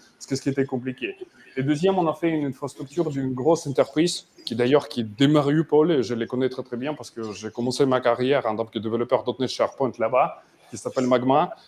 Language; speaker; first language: French; non-native, fluent; Russian